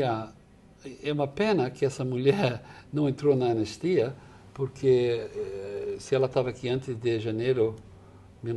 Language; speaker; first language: Portuguese; non-native, fluent; English